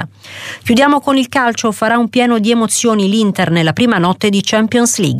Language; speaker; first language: Italian; native; Italian